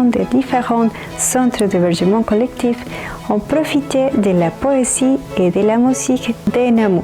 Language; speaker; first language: French; native; French